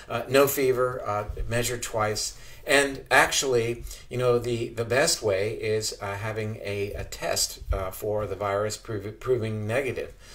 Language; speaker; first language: English; native; English